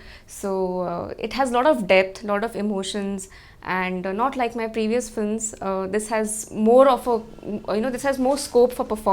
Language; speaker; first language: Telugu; non-native, learner; Hindi